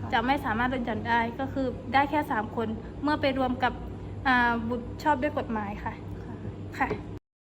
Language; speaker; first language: Thai; non-native, local second language; Pattani Malay